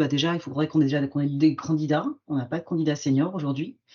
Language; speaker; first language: French; native; French